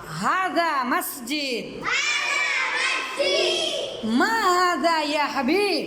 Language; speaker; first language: Arabic; non-native, fluent; Bangla